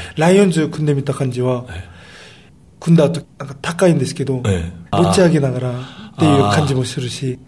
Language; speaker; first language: Japanese; early bilingual, other home language; Korean